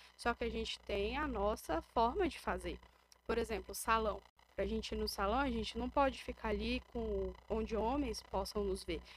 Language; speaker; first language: Portuguese; native; Portuguese